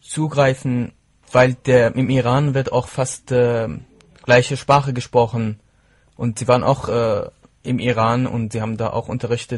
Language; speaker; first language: German; non-native, fluent; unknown